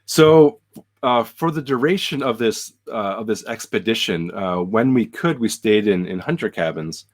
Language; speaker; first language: English; native; English